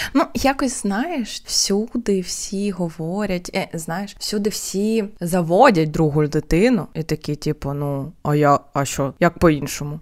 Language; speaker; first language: Ukrainian; non-native, local second language; Russian